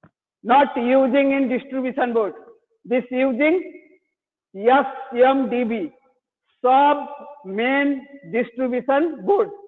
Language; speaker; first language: English; non-native, learner; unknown